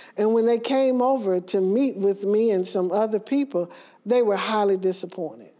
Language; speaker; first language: English; native; English